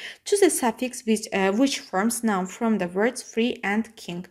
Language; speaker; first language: English; non-native, fluent; Azerbaijani